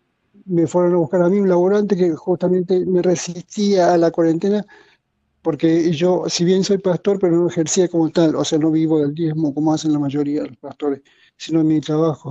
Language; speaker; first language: Spanish; native; Spanish